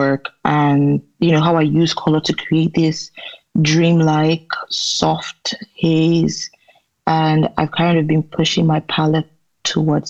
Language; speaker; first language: English; non-native, local second language; Igbo